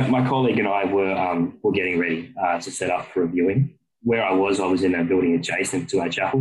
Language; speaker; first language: English; native; English